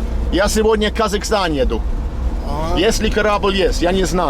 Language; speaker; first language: Russian; non-native, learner; English